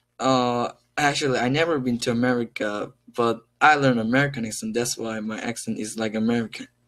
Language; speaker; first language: English; non-native, learner; Korean